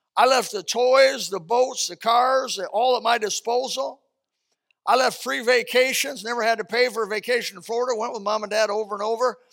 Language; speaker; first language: English; early bilingual, other home language; Swedish